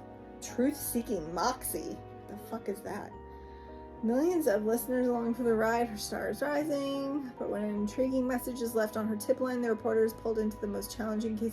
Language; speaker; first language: English; native; English